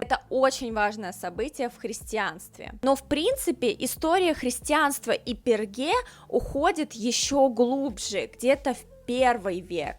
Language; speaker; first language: Russian; native; Russian